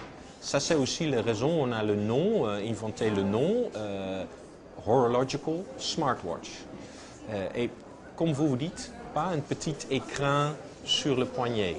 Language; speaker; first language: French; non-native, fluent; Dutch